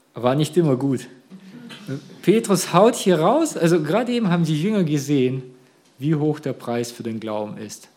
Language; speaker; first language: German; early bilingual, other home language; Russian